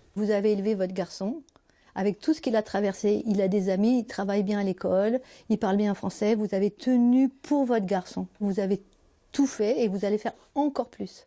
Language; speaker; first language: French; native; French